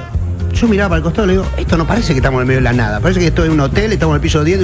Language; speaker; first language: Spanish; native; Spanish